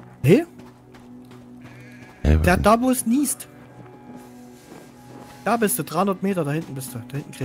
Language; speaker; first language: German; native; German